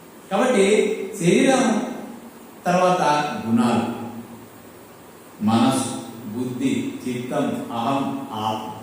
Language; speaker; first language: Telugu; native; Telugu